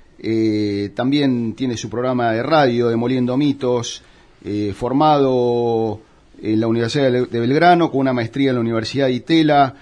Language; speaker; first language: Spanish; native; Spanish